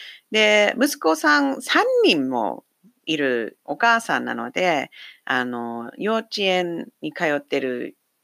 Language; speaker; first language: Japanese; non-native, fluent; English